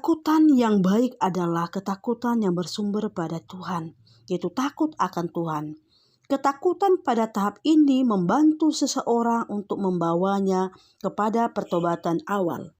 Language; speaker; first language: Indonesian; native; Indonesian